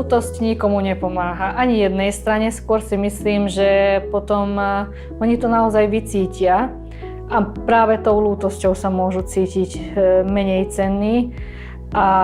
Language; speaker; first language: Slovak; native; Slovak